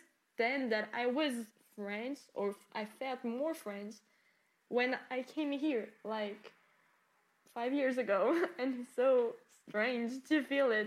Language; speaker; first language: English; non-native, fluent; French